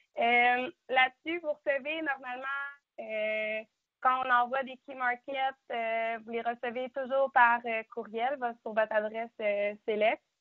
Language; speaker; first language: French; native; French